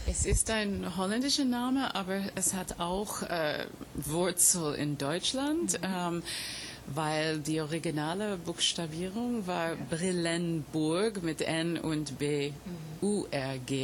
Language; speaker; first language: German; non-native, fluent; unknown